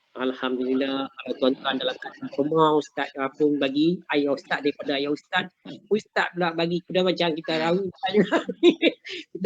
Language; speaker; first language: Malay; native; Malay